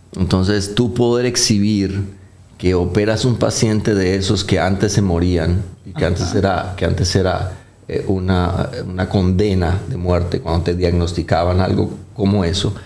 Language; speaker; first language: Spanish; native; Spanish